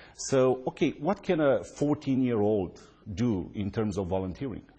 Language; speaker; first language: English; non-native, fluent; Romanian